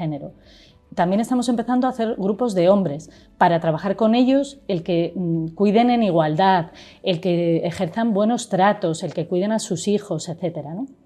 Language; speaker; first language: Spanish; native; Spanish